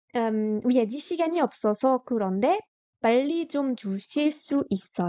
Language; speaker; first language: Korean; non-native, fluent; French